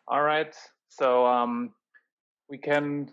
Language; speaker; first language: English; non-native, fluent; German